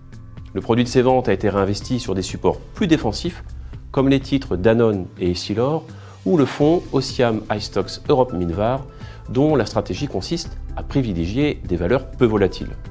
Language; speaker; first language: French; native; French